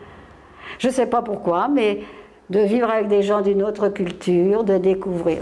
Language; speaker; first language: French; native; French